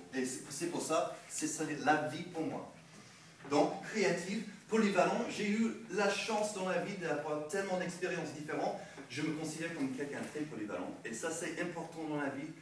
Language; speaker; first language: French; non-native, fluent; English